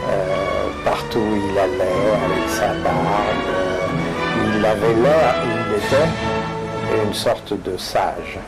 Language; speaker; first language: French; native; French